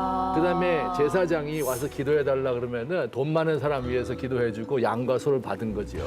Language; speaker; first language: Korean; native; Korean